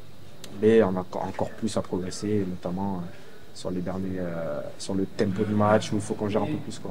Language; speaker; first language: French; native; French